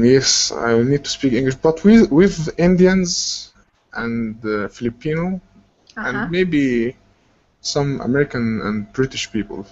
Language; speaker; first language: English; non-native, fluent; Arabic